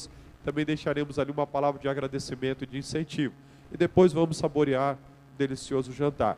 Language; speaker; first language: Portuguese; native; Portuguese